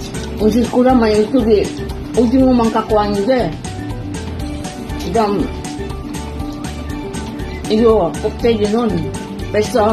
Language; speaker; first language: Korean; non-native, learner; Filipino